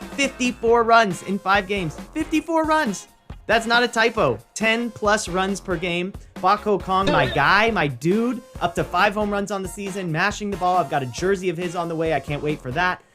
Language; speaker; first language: English; native; English